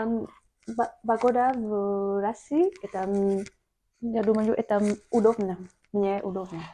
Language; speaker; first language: Russian; non-native, learner; Vietnamese